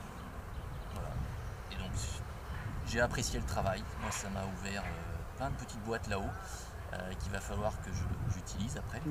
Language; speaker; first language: French; native; French